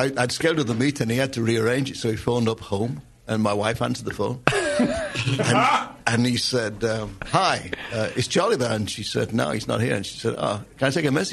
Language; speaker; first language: English; native; English